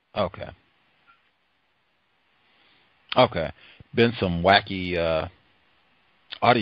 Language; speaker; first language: English; native; English